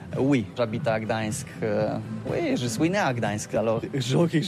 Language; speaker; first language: French; non-native, learner; Polish